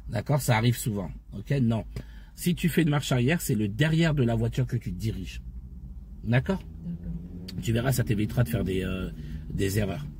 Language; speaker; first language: French; native; French